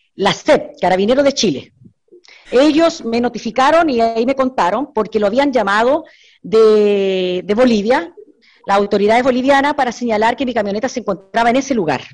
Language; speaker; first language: Spanish; native; Spanish